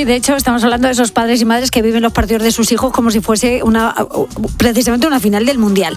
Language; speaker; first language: Spanish; native; Spanish